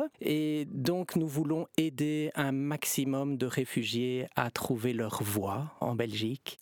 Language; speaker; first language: French; native; French